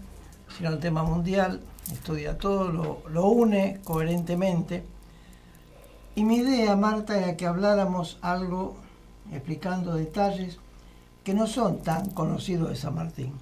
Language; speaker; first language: Spanish; native; Spanish